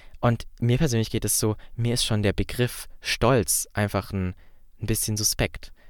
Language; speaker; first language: German; native; German